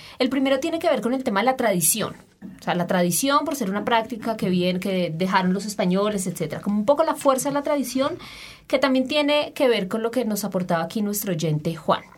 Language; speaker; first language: Spanish; native; Spanish